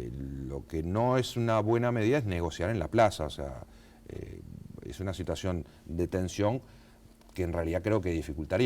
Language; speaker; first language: Spanish; native; Spanish